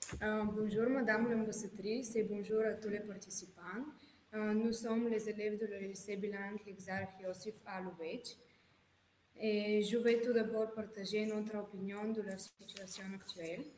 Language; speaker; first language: French; non-native, learner; Bulgarian